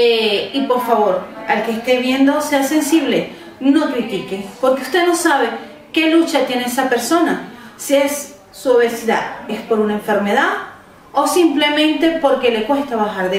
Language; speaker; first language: Spanish; native; Spanish